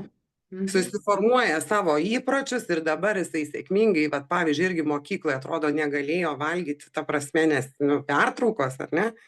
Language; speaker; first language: Lithuanian; native; Lithuanian